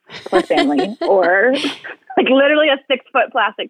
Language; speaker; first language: English; native; English